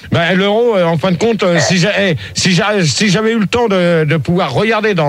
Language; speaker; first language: French; native; French